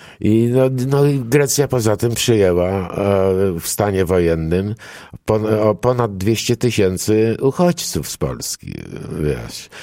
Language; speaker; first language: Polish; early bilingual, other home language; Greek